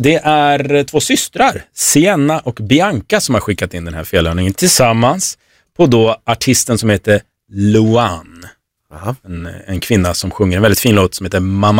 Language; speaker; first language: Swedish; native; Swedish